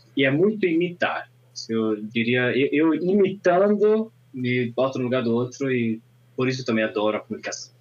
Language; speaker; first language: Portuguese; non-native, fluent; Italian